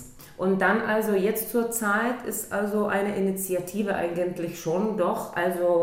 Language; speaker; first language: German; non-native, local second language; Czech